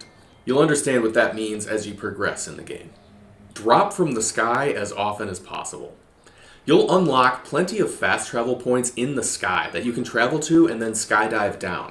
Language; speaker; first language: English; native; English